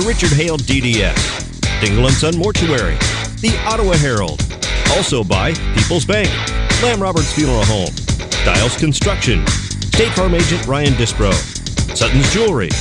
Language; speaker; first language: English; native; English